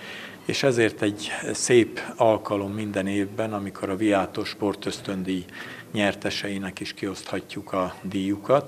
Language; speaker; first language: Hungarian; native; Hungarian